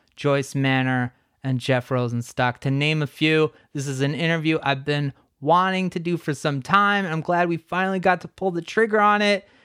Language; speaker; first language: English; native; English